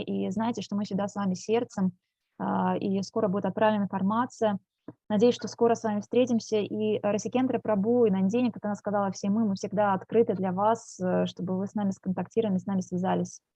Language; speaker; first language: Russian; native; Russian